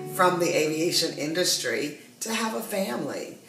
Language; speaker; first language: English; native; English